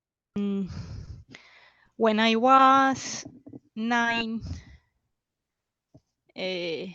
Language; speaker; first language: English; non-native, learner; Spanish